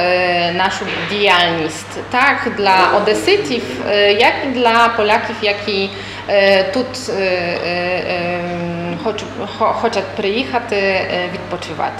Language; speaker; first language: Ukrainian; non-native, fluent; Polish